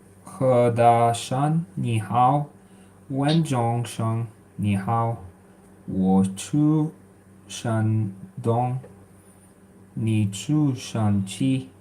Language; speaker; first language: Chinese; non-native, learner; Arabic